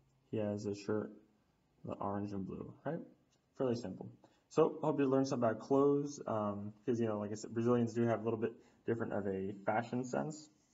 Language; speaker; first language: English; native; English